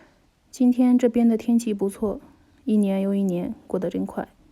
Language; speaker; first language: Chinese; native; Chinese